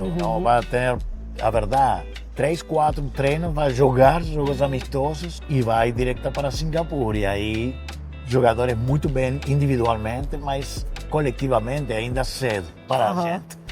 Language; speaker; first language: Portuguese; non-native, fluent; Spanish